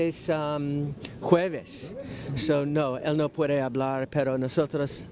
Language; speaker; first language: Spanish; non-native, learner; English